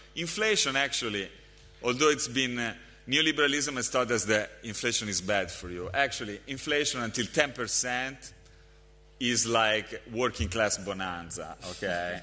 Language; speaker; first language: English; non-native, fluent; Italian